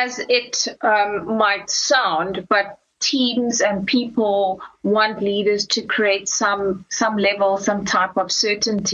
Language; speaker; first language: English; native; English